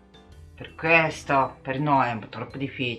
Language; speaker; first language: Italian; non-native, learner; Japanese